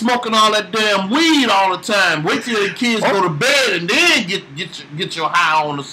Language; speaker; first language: English; native; English